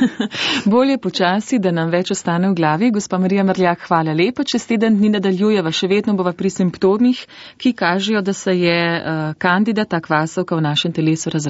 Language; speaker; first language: Slovenian; native; Slovenian